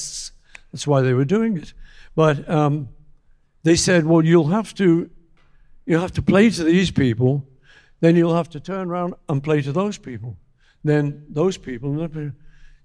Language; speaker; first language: English; native; English